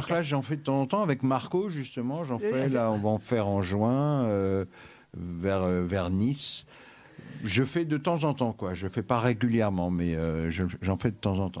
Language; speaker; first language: French; native; French